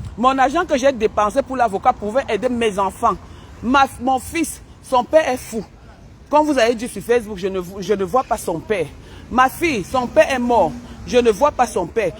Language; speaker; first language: French; non-native, local second language; Basaa